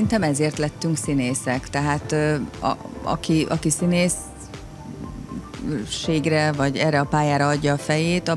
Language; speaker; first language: Hungarian; native; Hungarian